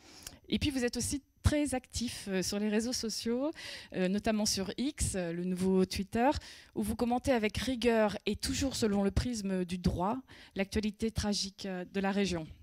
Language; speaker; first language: French; native; French